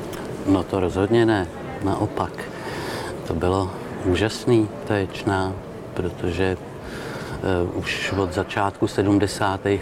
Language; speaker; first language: Czech; native; Czech